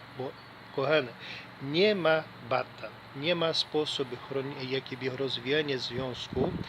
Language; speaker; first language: Polish; non-native, learner; Portuguese